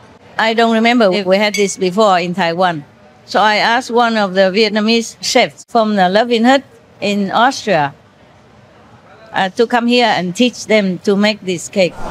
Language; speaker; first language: English; non-native, fluent; Vietnamese